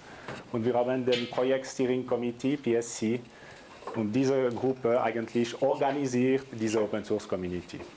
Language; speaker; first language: German; non-native, local second language; French